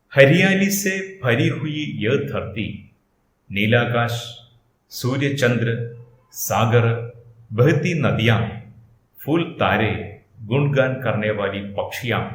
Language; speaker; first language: Hindi; non-native, local second language; Malayalam